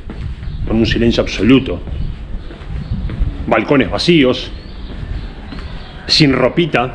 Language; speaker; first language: Spanish; native; Spanish